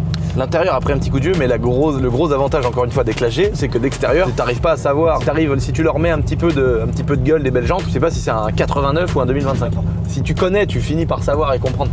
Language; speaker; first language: French; native; French